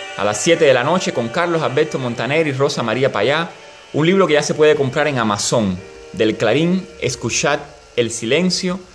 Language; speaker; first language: Spanish; native; Spanish